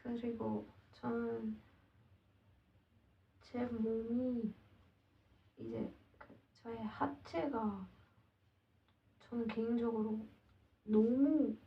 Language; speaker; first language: Korean; non-native, learner; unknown